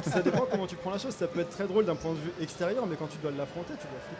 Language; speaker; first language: French; native; French